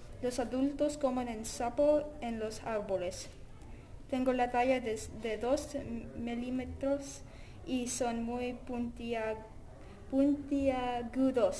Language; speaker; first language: Spanish; non-native, learner; English